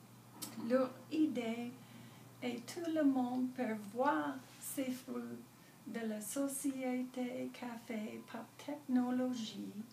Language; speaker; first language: French; non-native, learner; English